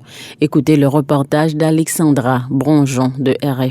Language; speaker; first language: French; native; French